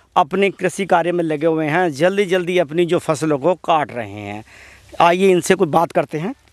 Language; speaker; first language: Hindi; native; Hindi